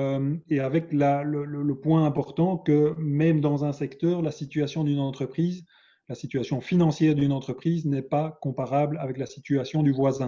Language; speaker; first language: French; native; French